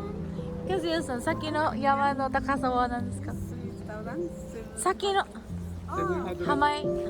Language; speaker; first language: Japanese; non-native, learner; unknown